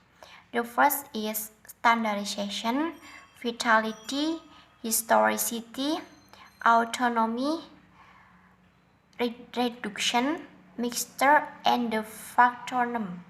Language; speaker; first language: English; non-native, learner; Indonesian